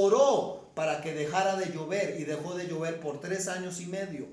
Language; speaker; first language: Spanish; native; Spanish